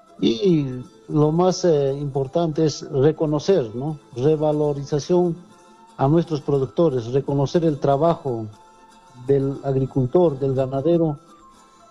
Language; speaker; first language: Spanish; native; Spanish